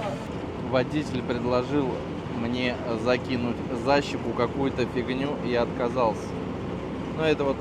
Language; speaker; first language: Russian; native; Russian